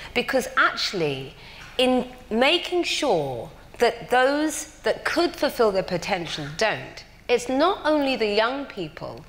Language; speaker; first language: English; native; English